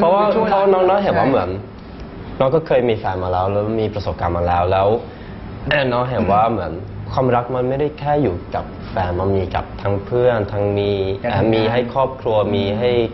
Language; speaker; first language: Thai; non-native, fluent; Swedish